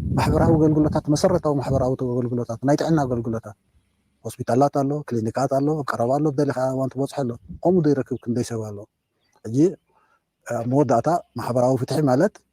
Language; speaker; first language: Tigrinya; native; Tigrinya